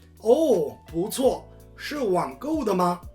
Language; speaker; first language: Chinese; non-native, fluent; Korean